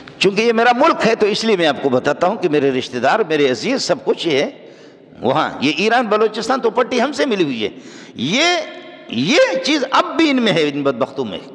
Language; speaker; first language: Urdu; non-native, local second language; Baluchi